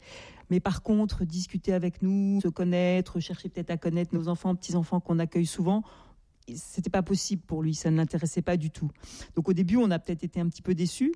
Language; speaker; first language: French; native; French